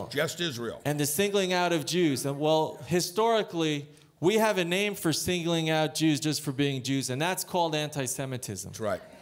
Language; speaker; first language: English; native; English